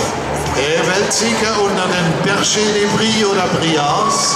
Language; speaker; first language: German; native; German